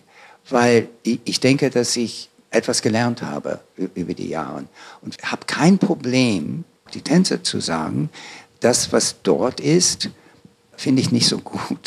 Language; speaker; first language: German; non-native, fluent; English